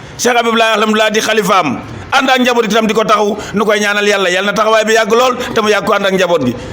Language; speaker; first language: Wolof; native; Wolof